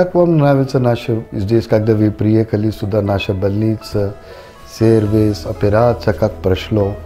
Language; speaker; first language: Russian; non-native, learner; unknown